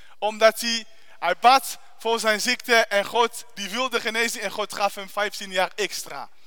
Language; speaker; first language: Dutch; non-native, fluent; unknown